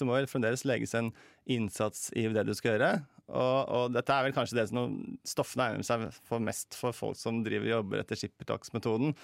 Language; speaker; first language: Norwegian; native; Norwegian